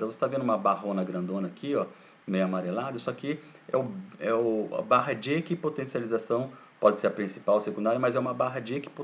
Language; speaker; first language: Portuguese; native; Portuguese